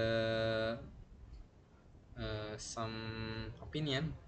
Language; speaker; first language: English; non-native, learner; Indonesian